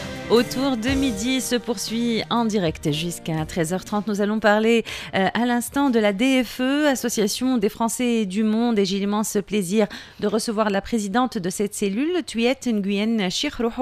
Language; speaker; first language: French; non-native, local second language; Arabic